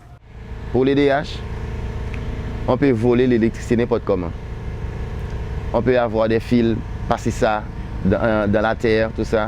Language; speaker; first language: French; non-native, local second language; Haitian Creole